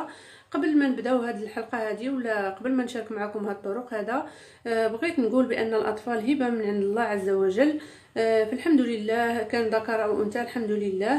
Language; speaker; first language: Arabic; native; Arabic